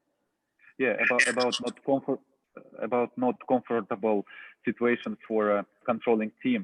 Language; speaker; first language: English; non-native, fluent; Russian